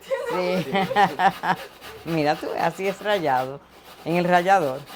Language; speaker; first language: Spanish; native; Spanish